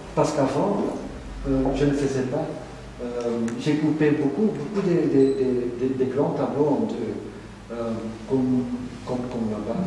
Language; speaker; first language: French; non-native, fluent; Dutch